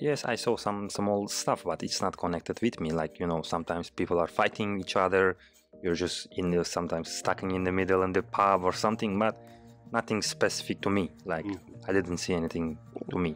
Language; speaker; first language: English; non-native, learner; Turkish